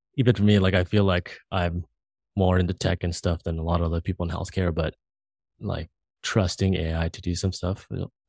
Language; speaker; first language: English; early bilingual, other home language; Filipino